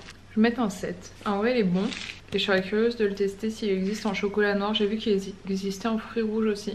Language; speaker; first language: French; native; French